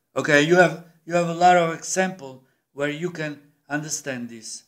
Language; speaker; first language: English; non-native, learner; Italian